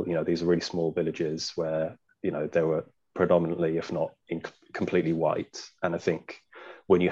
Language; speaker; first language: English; native; English